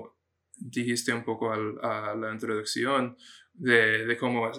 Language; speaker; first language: Spanish; non-native, fluent; English